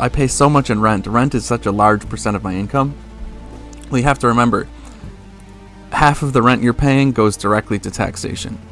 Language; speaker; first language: English; native; English